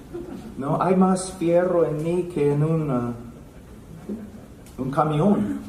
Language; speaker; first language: Spanish; non-native, fluent; English